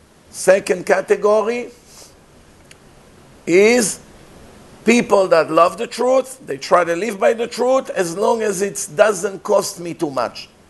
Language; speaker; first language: English; non-native, fluent; Hebrew